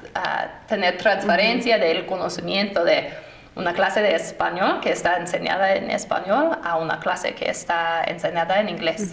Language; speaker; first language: Spanish; non-native, fluent; English